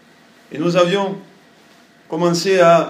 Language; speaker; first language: French; native; French